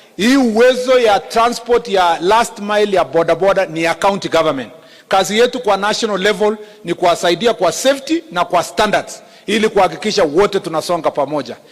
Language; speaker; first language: Swahili; non-native, local second language; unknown